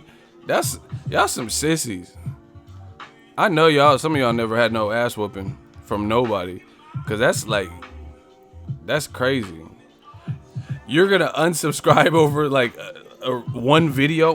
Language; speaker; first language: English; native; English